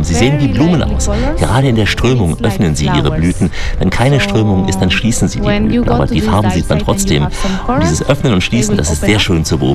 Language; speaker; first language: German; native; German